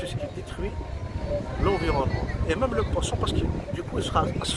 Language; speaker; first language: French; non-native, local second language; Kabyle